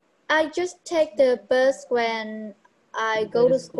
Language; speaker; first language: English; non-native, learner; Vietnamese